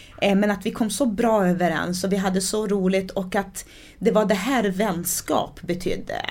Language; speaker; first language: Swedish; early bilingual, other home language; Portuguese